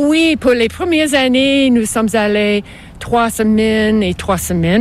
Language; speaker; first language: French; non-native, local second language; English